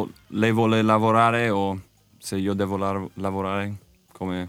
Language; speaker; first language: Italian; non-native, learner; English